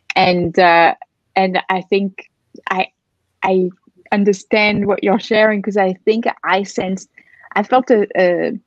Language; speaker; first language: English; non-native, fluent; French